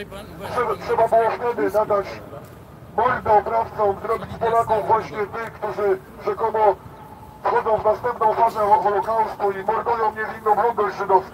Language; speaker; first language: Polish; native; Polish